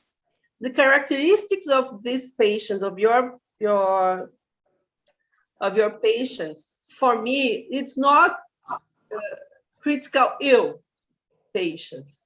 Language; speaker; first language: English; non-native, fluent; Portuguese